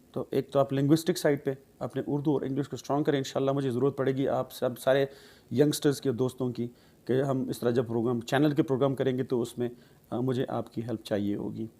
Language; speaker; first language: Urdu; non-native, local second language; Pashto